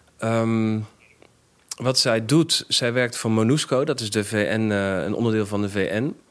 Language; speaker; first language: Dutch; native; Dutch